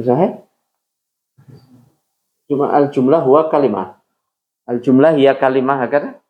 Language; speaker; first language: Arabic; non-native, fluent; Indonesian